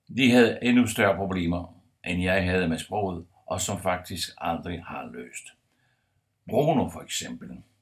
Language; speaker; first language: Danish; non-native, fluent; Italian